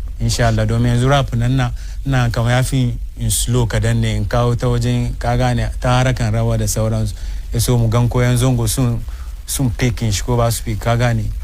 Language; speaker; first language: Hausa; non-native, local second language; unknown